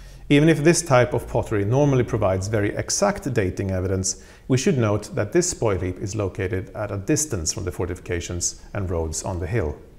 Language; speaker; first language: English; non-native, fluent; Swedish